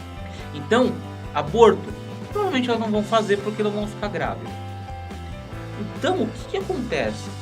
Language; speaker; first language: Portuguese; native; Portuguese